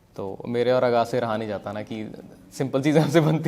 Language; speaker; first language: Hindi; non-native, local second language; Punjabi